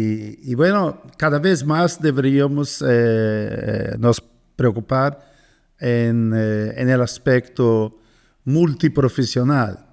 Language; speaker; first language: Spanish; non-native, fluent; Portuguese